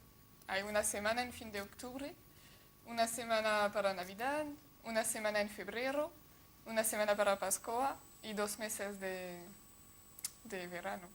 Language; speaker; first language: Spanish; non-native, fluent; French